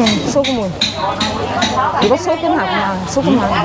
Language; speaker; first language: Korean; non-native, learner; Vietnamese